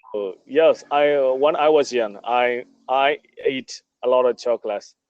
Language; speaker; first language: English; non-native, learner; Burmese